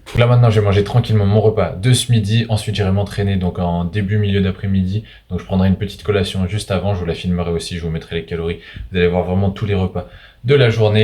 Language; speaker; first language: French; native; French